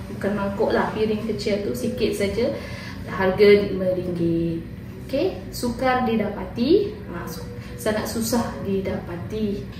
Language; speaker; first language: Malay; non-native, local second language; Iban